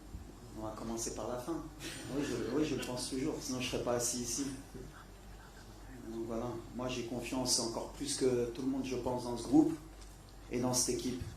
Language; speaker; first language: French; native; French